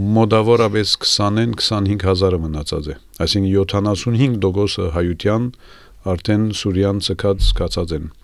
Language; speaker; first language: Armenian; early bilingual, heritage; Armenian